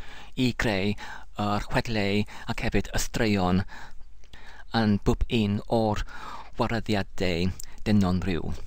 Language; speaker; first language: Welsh; non-native, learner; English